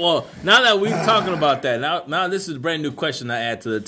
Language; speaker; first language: English; native; English